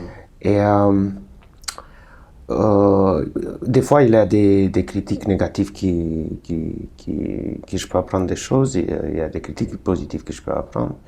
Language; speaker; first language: French; non-native, fluent; Romanian